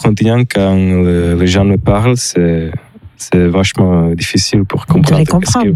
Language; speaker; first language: French; non-native, learner; Czech